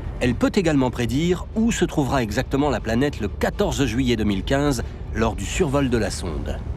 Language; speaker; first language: French; native; French